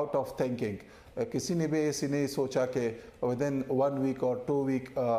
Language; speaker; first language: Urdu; non-native, learner; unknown